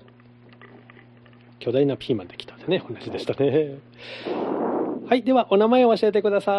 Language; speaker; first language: Japanese; native; Japanese